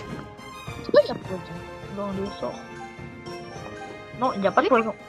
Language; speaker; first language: French; native; French